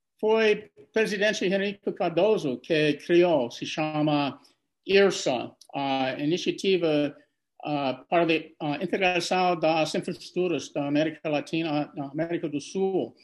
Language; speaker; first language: Portuguese; non-native, fluent; English